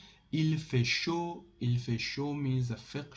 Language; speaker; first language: French; non-native, fluent; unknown